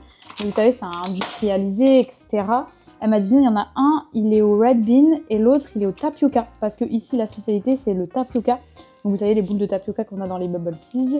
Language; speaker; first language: French; native; French